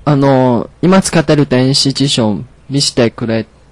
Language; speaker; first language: Japanese; non-native, learner; Chinese